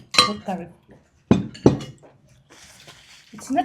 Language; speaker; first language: English; non-native, fluent; Filipino